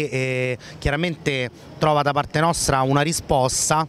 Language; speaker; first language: Italian; native; Italian